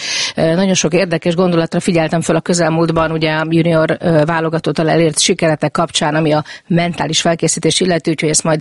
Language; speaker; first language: Hungarian; native; Hungarian